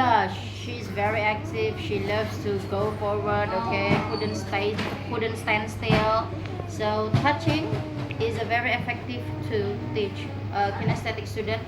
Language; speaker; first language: English; non-native, fluent; Indonesian